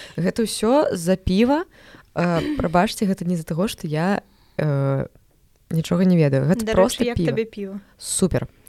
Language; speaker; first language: Belarusian; non-native, local second language; Russian